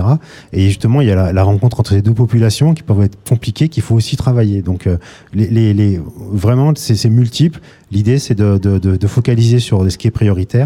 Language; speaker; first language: French; native; French